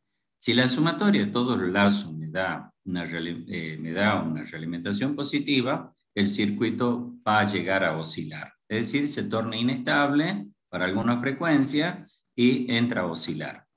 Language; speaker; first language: Spanish; native; Spanish